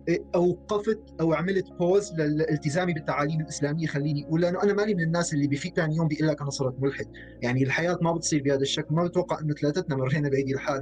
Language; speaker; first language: Arabic; native; Arabic